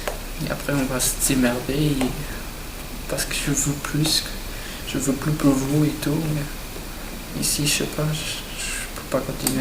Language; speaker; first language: French; non-native, learner; Portuguese